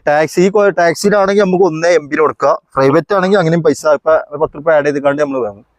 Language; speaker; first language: Malayalam; native; Malayalam